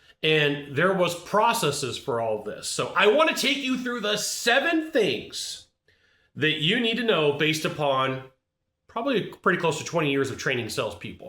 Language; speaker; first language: English; native; English